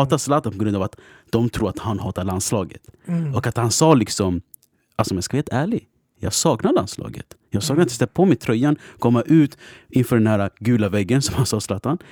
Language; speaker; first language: Swedish; native; Swedish